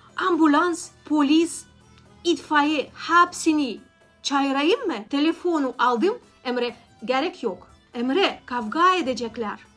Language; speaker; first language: Turkish; non-native, learner; Russian